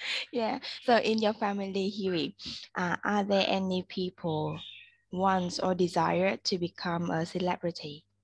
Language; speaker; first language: English; non-native, fluent; Vietnamese